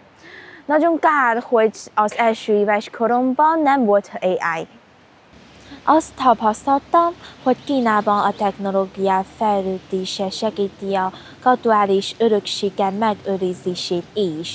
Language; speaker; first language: Hungarian; non-native, learner; Chinese